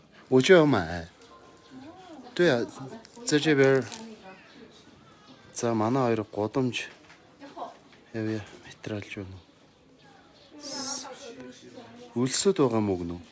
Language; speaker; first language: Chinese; non-native, fluent; Mongolian